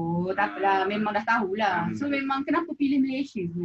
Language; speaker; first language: Malay; native; Malay